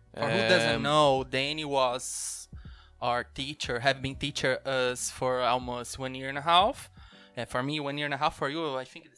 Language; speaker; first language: English; non-native, learner; Portuguese